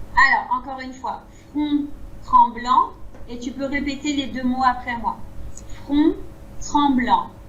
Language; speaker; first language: French; native; French